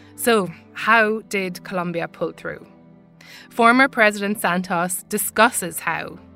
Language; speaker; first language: English; native; English